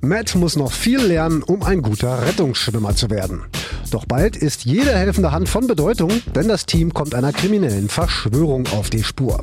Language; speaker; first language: German; native; German